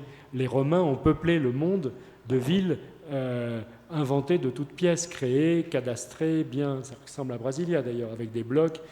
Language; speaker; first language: French; native; French